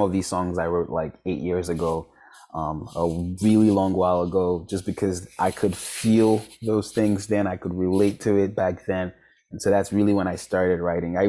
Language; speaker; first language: English; non-native, local second language; Yoruba